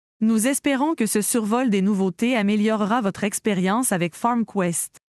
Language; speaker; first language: French; native; French